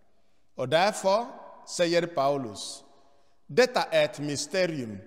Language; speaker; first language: Swedish; non-native, fluent; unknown